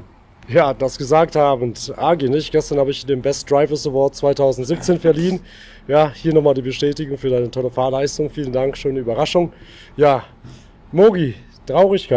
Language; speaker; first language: German; native; German